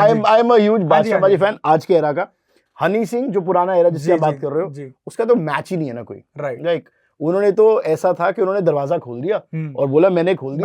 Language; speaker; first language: Hindi; native; Hindi